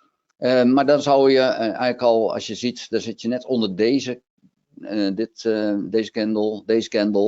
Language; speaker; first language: Dutch; native; Dutch